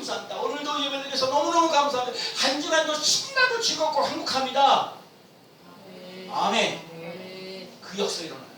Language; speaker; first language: Korean; native; Korean